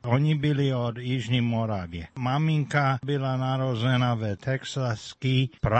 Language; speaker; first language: Czech; early bilingual, heritage; Czech